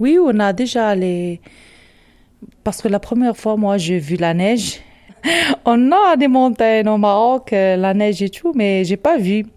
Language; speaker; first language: French; non-native, learner; Arabic